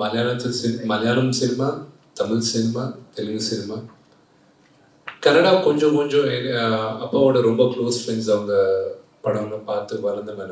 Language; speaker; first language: Tamil; non-native, fluent; Telugu